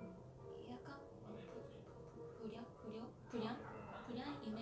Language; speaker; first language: Korean; non-native, learner; Japanese